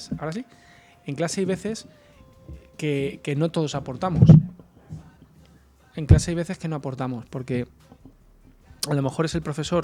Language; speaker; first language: Spanish; native; Spanish